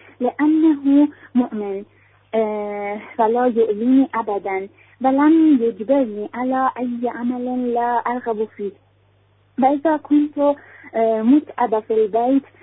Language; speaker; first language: Arabic; non-native, local second language; Persian